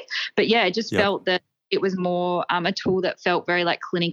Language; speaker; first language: English; native; English